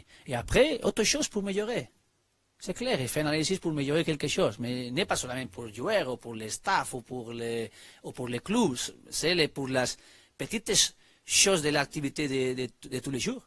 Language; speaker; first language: French; non-native, learner; Spanish